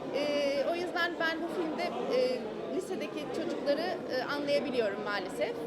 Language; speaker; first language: Turkish; early bilingual, other home language; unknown